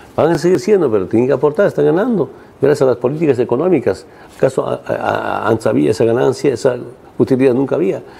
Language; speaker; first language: Spanish; non-native, local second language; Aymara